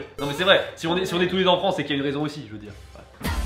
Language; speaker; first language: French; native; French